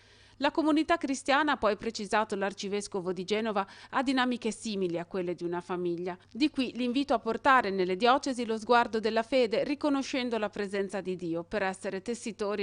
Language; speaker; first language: Italian; native; Italian